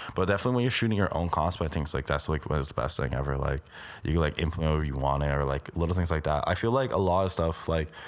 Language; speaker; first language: English; native; English